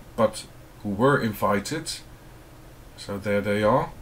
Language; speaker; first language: English; non-native, fluent; Dutch